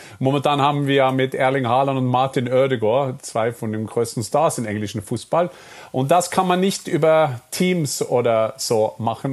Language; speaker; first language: German; non-native, fluent; Norwegian